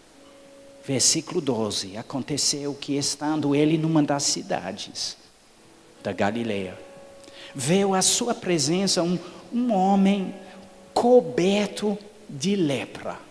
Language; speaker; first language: Portuguese; non-native, fluent; English